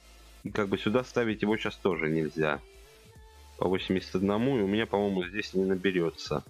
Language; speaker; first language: Russian; native; Russian